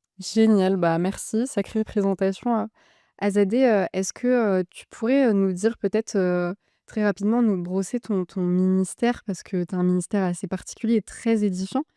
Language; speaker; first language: French; native; French